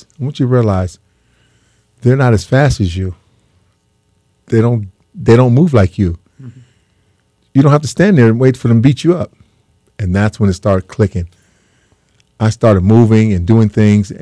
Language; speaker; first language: English; native; English